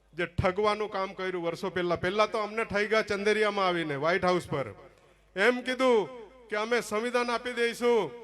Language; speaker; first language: Gujarati; non-native, local second language; Vasavi